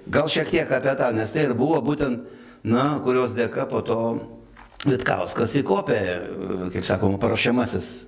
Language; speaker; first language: Lithuanian; native; Lithuanian